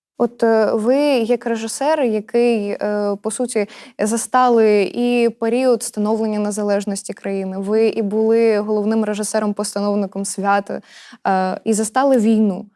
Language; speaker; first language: Ukrainian; native; Ukrainian